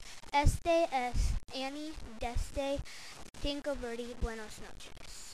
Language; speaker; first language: Spanish; non-native, learner; English